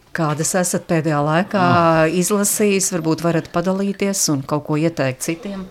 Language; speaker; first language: Latvian; native; Latvian